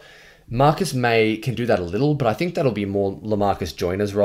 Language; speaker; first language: English; native; English